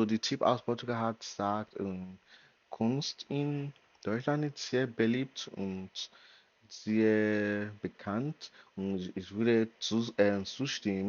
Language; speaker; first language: German; non-native, learner; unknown